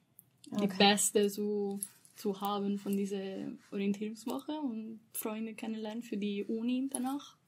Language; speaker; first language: German; non-native, learner; Italian